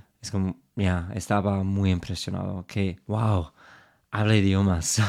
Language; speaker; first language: Spanish; non-native, fluent; English